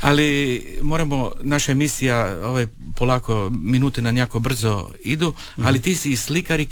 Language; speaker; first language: Serbian; native; Serbian